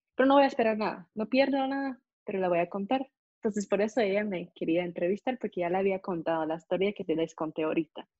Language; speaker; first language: Spanish; non-native, fluent; English